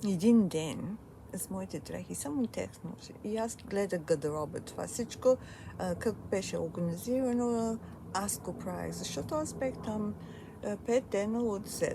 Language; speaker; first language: Bulgarian; early bilingual, heritage; Bulgarian